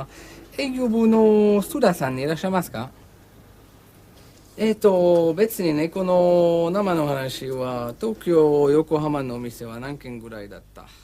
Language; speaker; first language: Japanese; non-native, fluent; Dutch